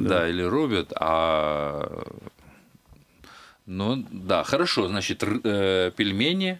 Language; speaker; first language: Russian; native; Russian